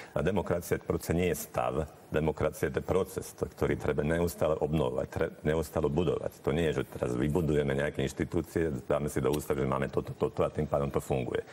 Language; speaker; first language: Slovak; non-native, local second language; Hungarian